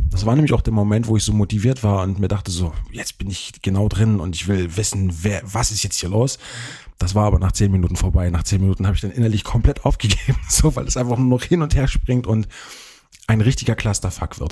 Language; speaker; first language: German; native; German